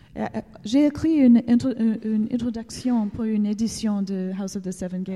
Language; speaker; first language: French; non-native, learner; English